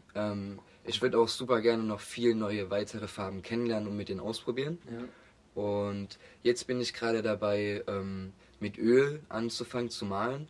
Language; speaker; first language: German; native; German